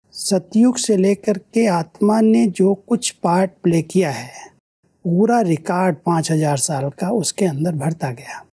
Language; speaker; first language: Hindi; native; Hindi